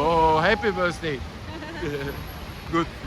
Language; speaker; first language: English; non-native, learner; Turkish